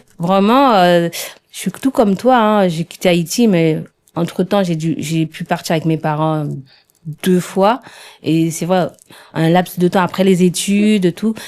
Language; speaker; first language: French; early bilingual, other home language; Haitian Creole